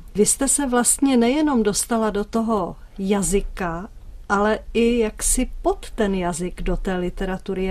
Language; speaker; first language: Czech; native; Czech